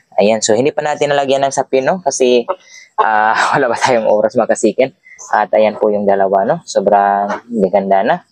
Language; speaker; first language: Filipino; non-native, local second language; Cebuano